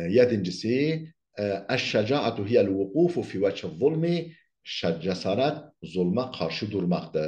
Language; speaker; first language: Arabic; non-native, fluent; Kurdish